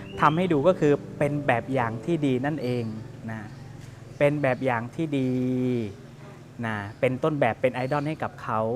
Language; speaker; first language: Thai; native; Thai